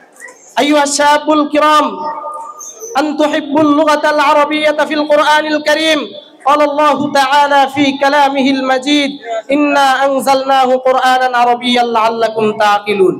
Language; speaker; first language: Arabic; non-native, learner; Bangla